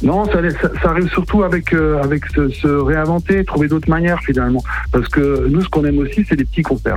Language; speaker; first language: French; native; French